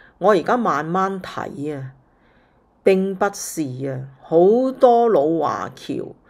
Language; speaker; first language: Cantonese; native; Cantonese